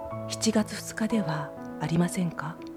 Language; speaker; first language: Japanese; native; Japanese